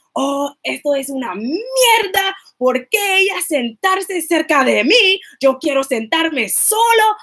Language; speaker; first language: Spanish; non-native, learner; English